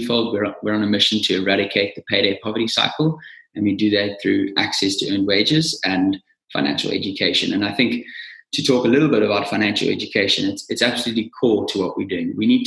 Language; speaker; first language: English; native; English